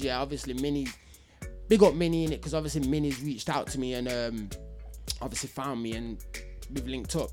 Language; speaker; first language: English; native; English